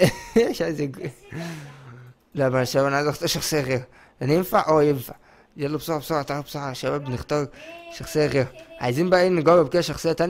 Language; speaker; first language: Arabic; native; Arabic